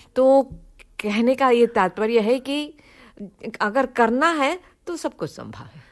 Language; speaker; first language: Hindi; non-native, local second language; Tamil